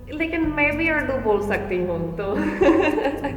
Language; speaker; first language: Hindi; non-native, learner; English